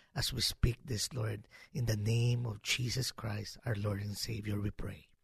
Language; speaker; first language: English; non-native, local second language; Filipino